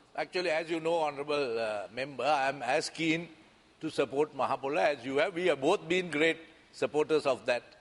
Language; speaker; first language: English; non-native, local second language; Sinhala